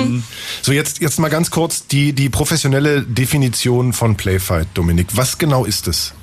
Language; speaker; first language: German; native; German